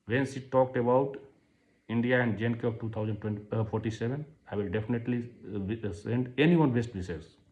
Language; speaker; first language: English; non-native, local second language; Hindi